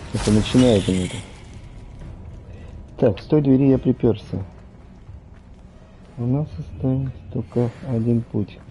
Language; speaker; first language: Russian; native; Russian